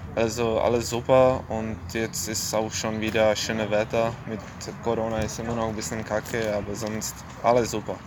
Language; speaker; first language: German; non-native, fluent; English